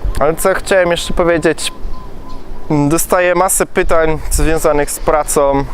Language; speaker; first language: Polish; native; Polish